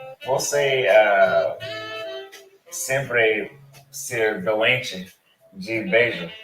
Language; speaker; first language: Portuguese; non-native, learner; English